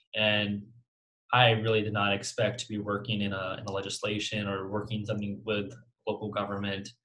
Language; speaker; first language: English; native; English